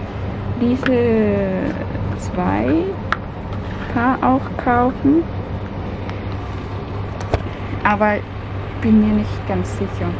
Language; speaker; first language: German; non-native, fluent; Cantonese